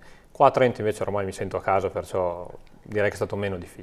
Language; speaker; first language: Italian; native; Italian